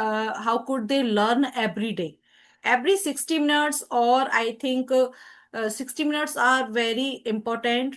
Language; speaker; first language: English; non-native, learner; Hindi